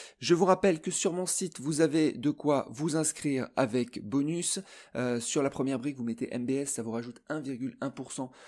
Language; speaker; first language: French; native; French